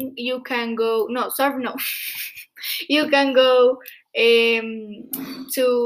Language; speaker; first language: English; non-native, fluent; Spanish